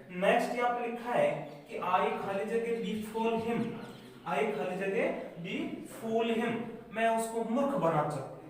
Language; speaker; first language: Hindi; native; Hindi